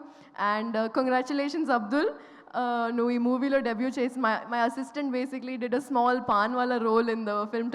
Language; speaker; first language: Telugu; non-native, fluent; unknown